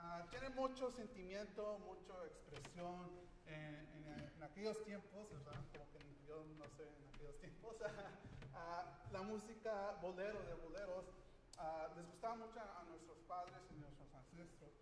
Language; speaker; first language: Spanish; early bilingual, heritage; Spanish